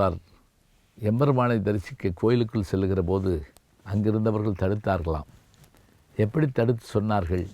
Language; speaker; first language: Tamil; native; Tamil